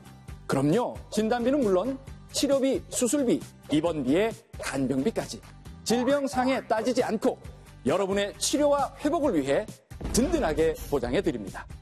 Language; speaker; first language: Korean; native; Korean